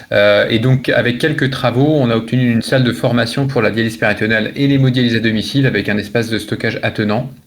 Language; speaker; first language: French; native; French